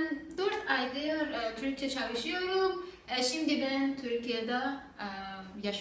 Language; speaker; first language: Turkish; non-native, learner; Persian